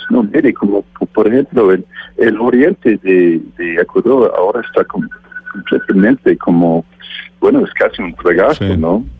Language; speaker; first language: Spanish; non-native, fluent; English